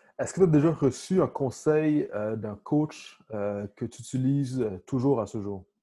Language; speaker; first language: French; native; French